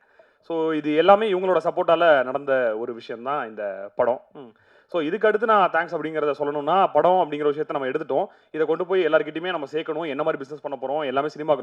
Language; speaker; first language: Tamil; native; Tamil